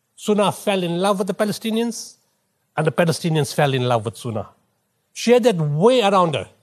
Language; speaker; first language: English; native; English